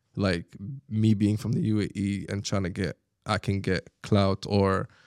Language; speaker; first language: English; non-native, fluent; Arabic